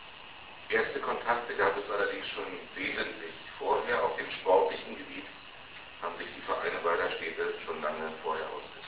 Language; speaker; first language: German; native; German